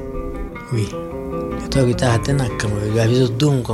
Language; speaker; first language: French; non-native, learner; Portuguese